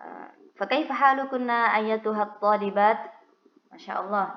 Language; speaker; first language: Arabic; non-native, fluent; Indonesian